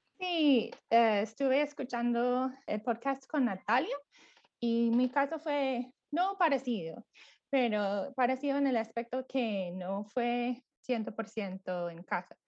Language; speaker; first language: Spanish; non-native, fluent; English